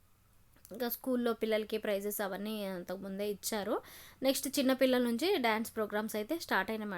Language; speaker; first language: Telugu; native; Telugu